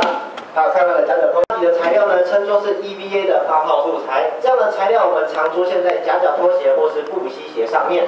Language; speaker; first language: Chinese; native; Chinese